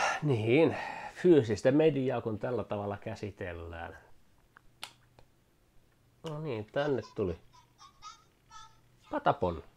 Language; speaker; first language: Finnish; native; Finnish